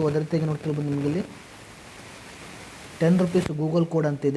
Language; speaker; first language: Kannada; native; Kannada